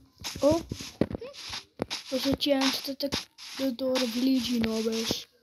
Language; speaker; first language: Dutch; non-native, learner; Afrikaans